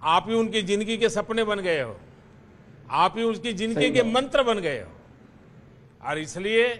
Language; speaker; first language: Hindi; non-native, local second language; Gujarati